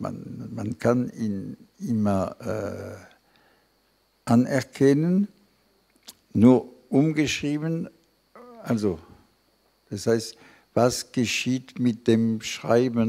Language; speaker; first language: German; non-native, fluent; French